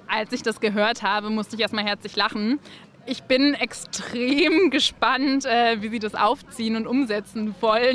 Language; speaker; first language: German; native; German